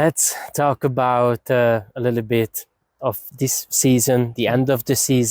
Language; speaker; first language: English; non-native, fluent; Hungarian